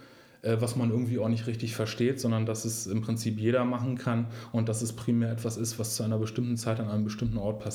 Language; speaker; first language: German; native; German